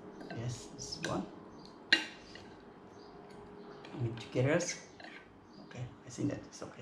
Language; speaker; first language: English; non-native, local second language; Khmer